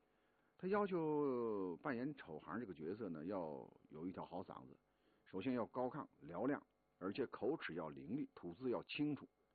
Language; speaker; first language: Chinese; native; Chinese